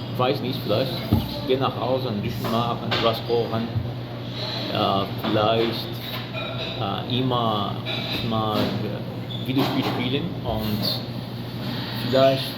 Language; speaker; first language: German; non-native, learner; Portuguese